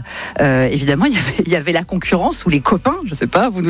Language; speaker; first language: French; native; French